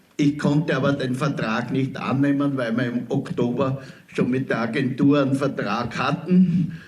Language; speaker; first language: German; native; German